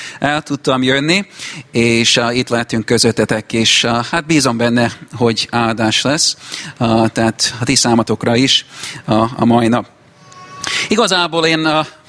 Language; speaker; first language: Hungarian; non-native, fluent; English